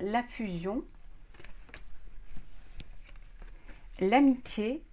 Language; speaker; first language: French; native; French